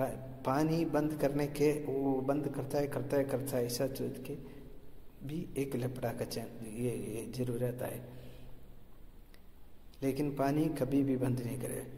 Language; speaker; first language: Hindi; non-native, local second language; Malayalam